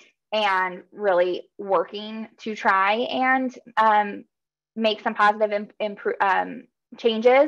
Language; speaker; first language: English; native; English